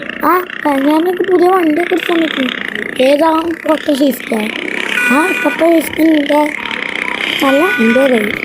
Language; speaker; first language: Malayalam; native; Malayalam